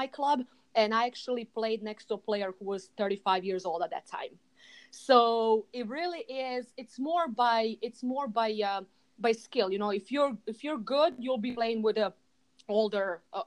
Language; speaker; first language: English; non-native, fluent; Serbian